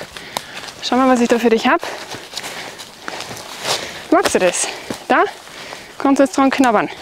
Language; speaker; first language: German; native; German